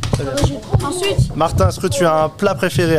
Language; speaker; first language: French; native; French